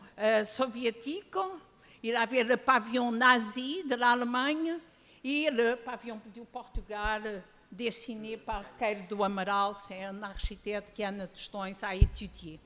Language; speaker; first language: French; non-native, fluent; Portuguese